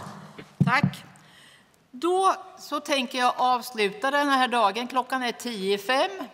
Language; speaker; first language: Swedish; native; Swedish